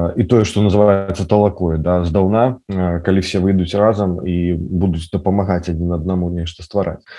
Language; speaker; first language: Belarusian; non-native, local second language; Russian